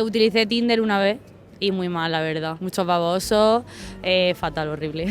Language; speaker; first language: Spanish; native; Spanish